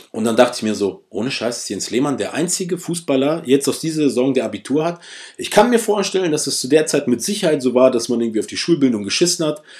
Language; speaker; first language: German; early bilingual, other home language; Russian